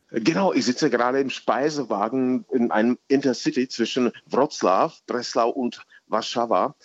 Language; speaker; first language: German; non-native, fluent; Czech